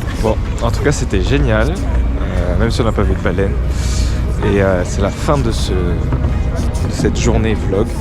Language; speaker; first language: French; native; French